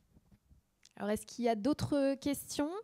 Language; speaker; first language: French; native; French